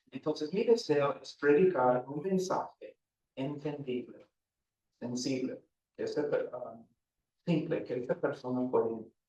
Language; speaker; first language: Spanish; non-native, fluent; English